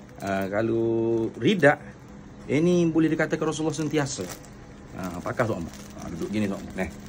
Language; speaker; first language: Malay; native; Malay